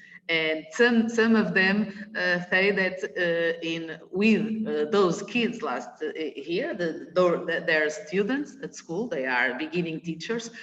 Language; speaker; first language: English; non-native, learner; Portuguese